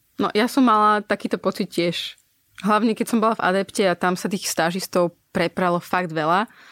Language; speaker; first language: Slovak; native; Slovak